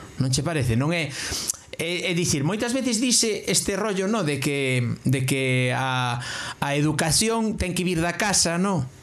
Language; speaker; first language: Galician; non-native, local second language; Spanish